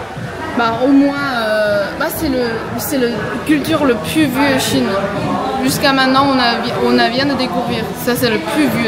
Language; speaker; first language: French; non-native, fluent; Chinese